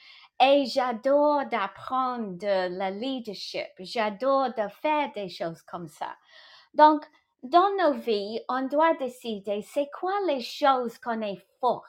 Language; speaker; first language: French; non-native, fluent; English